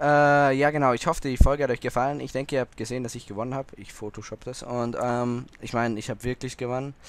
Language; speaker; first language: German; native; German